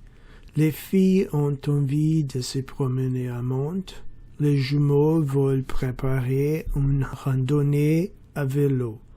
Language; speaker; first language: French; non-native, learner; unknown